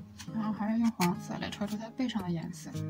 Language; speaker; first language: Chinese; native; Chinese